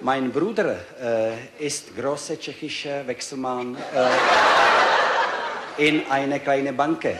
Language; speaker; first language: German; non-native, learner; Czech